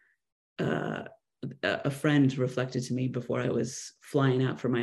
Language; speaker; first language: English; native; English